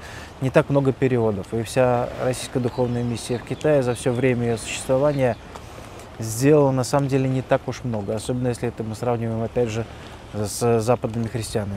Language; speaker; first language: Russian; native; Russian